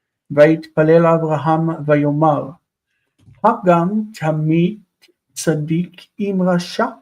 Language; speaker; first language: Hebrew; non-native, fluent; English